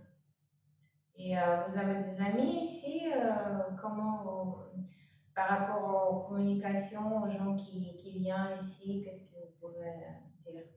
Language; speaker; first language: French; non-native, fluent; Russian